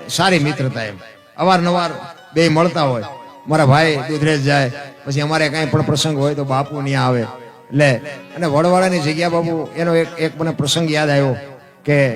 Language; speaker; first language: Gujarati; native; Gujarati